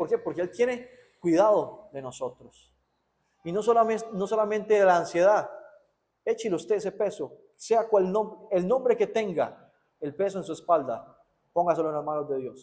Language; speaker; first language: Spanish; native; Spanish